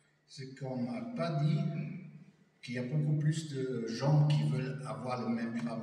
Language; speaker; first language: French; non-native, fluent; German